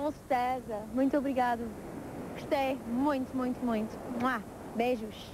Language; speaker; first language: Portuguese; early bilingual, heritage; English